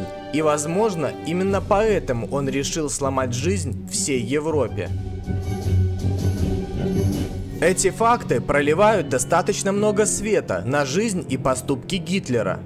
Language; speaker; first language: Russian; native; Russian